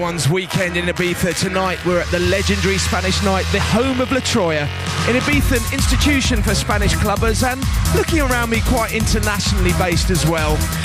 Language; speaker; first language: English; native; English